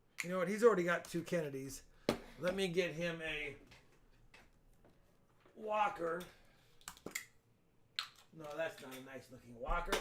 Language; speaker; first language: English; native; English